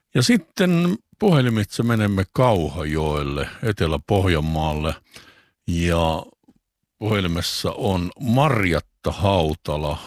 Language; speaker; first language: Finnish; native; Finnish